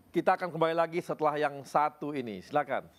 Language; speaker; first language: Indonesian; native; Indonesian